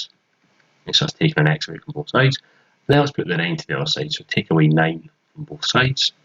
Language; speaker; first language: English; native; English